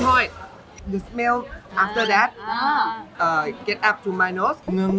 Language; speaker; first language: English; non-native, learner; Thai